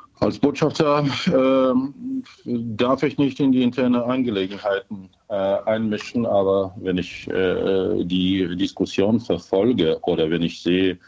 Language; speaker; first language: German; non-native, fluent; Ukrainian